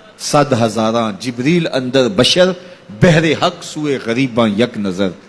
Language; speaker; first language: Urdu; non-native, local second language; Punjabi